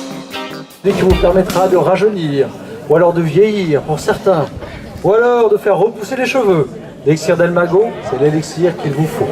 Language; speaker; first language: French; native; French